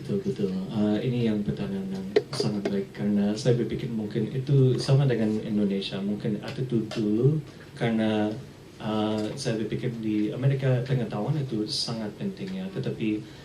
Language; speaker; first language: Indonesian; early bilingual, heritage; English